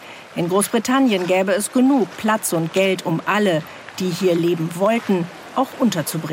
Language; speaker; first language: German; native; German